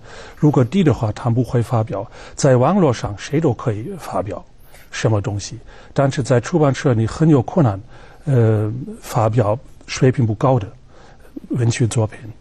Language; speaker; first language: Chinese; non-native, fluent; German